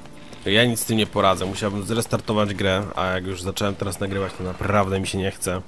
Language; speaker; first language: Polish; native; Polish